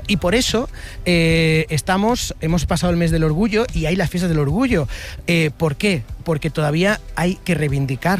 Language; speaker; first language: Spanish; native; Spanish